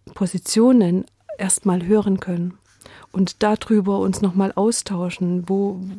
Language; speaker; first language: German; native; German